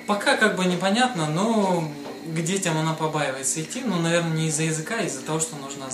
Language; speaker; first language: Russian; native; Russian